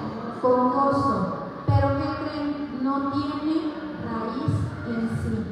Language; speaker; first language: Spanish; native; Spanish